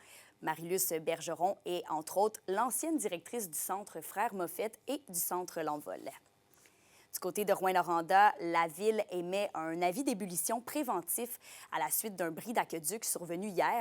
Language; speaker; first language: French; native; French